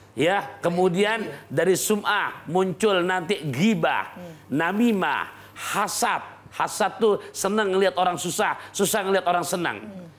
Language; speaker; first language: Indonesian; native; Indonesian